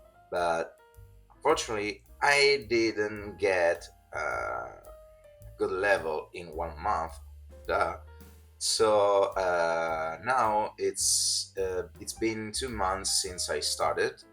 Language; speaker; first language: English; non-native, fluent; Italian